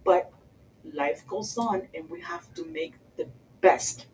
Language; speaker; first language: English; early bilingual, other home language; Spanish